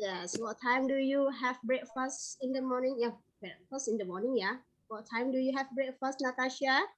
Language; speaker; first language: English; non-native, fluent; Indonesian